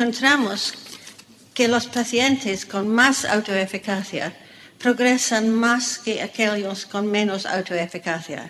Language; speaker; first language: Spanish; non-native, fluent; English